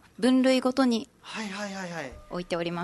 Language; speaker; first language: Japanese; native; Japanese